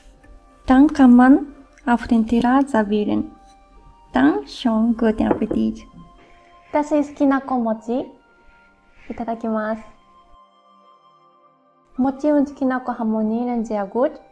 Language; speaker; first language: German; non-native, fluent; Japanese